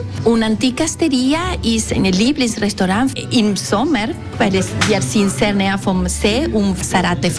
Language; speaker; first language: German; non-native, local second language; Italian